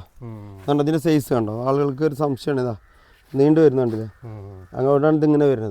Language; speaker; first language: Malayalam; native; Malayalam